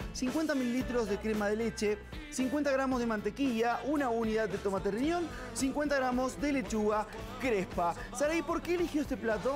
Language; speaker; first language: Spanish; native; Spanish